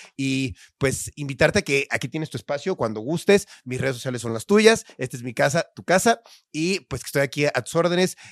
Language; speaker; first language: Spanish; native; Spanish